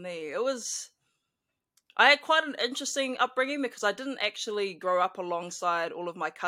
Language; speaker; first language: English; native; English